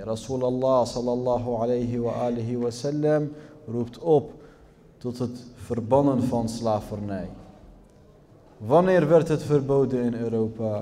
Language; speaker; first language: Dutch; early bilingual, other home language; Arabic